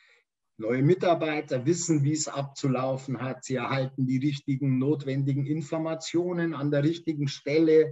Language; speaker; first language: German; native; German